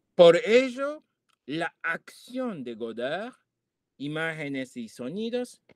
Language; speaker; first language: Spanish; non-native, fluent; Japanese